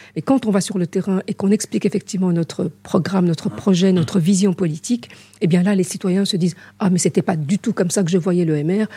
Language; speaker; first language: French; early bilingual, other home language; Arabic